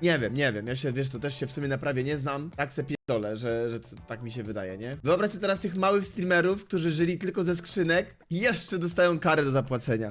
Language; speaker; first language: Polish; native; Polish